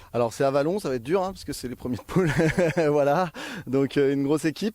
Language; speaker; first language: French; native; French